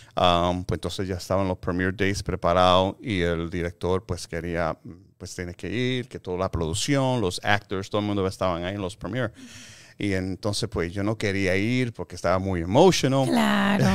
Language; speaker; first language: Spanish; early bilingual, heritage; Spanish